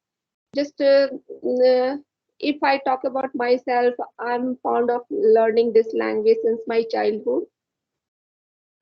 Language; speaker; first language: English; non-native, learner; Hindi